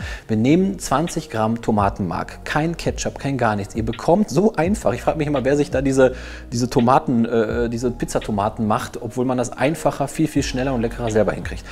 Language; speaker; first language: German; native; German